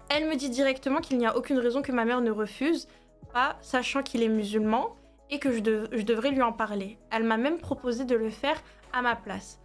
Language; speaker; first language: French; early bilingual, other home language; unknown